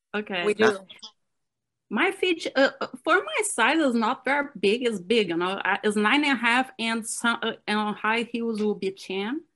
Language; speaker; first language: English; non-native, fluent; Portuguese